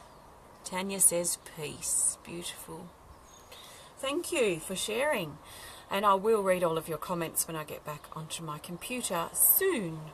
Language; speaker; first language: English; native; English